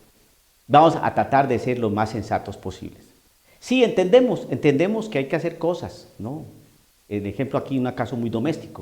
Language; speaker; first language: Spanish; native; Spanish